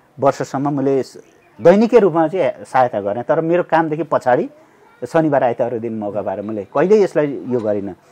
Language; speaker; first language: Nepali; native; Nepali